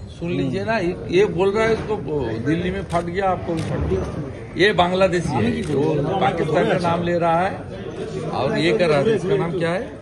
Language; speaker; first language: Hindi; non-native, local second language; Bangla